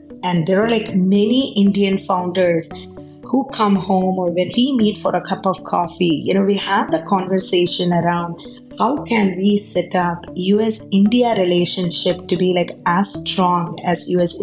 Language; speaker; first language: English; non-native, local second language; Tamil